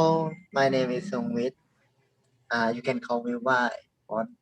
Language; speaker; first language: English; non-native, learner; Thai